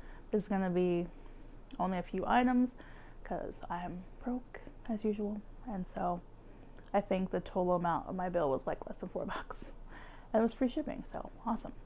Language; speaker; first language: English; native; English